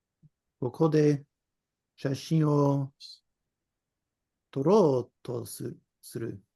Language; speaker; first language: Japanese; non-native, learner; English